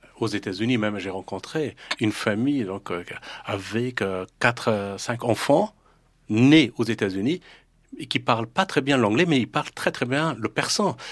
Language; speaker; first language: French; non-native, fluent; Persian